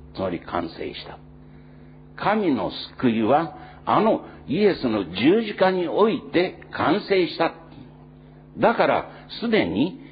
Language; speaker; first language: Japanese; native; Japanese